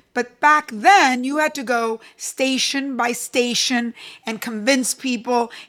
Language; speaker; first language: English; early bilingual, other home language; Spanish